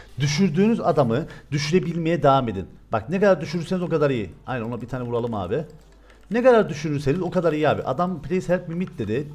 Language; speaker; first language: Turkish; native; Turkish